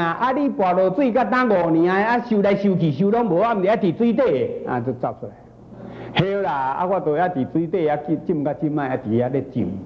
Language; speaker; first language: Chinese; native; Chinese